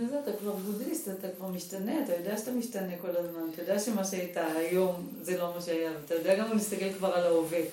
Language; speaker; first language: Hebrew; native; Hebrew